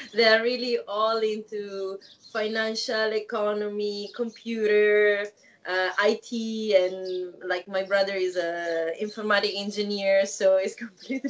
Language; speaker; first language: English; non-native, fluent; Italian